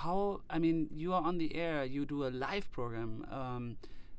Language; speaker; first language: English; non-native, fluent; German